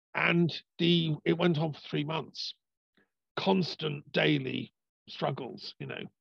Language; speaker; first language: English; native; English